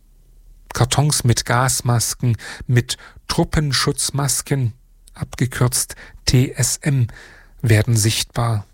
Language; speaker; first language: German; native; German